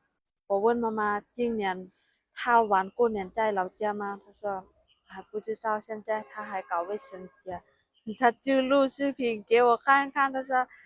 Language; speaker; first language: Chinese; non-native, learner; Lao